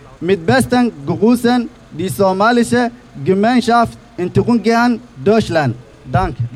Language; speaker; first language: German; non-native, learner; Somali